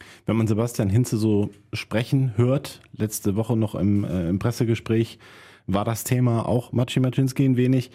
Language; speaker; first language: German; native; German